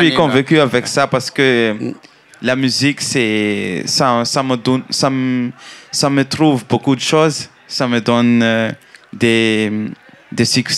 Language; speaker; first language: French; non-native, learner; Malagasy